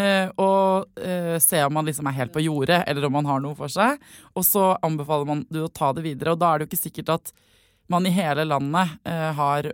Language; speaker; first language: Norwegian; native; Norwegian